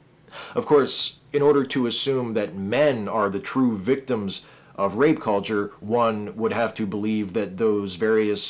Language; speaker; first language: English; native; English